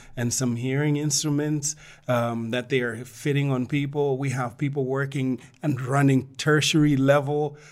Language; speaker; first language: English; non-native, local second language; Bemba